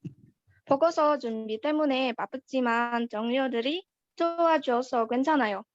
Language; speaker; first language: Korean; non-native, learner; Indonesian